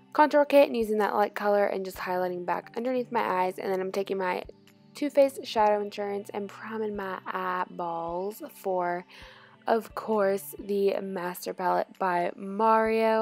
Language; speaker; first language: English; native; English